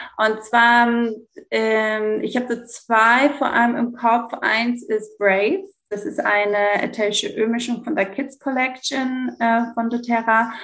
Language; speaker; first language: German; early bilingual, heritage; German